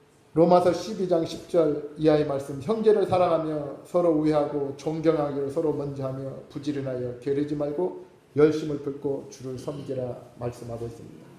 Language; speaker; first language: Korean; native; Korean